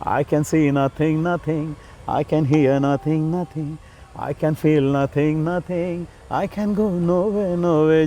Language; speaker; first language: Kannada; non-native, local second language; Malayalam